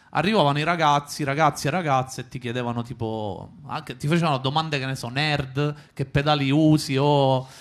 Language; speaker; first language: Italian; native; Italian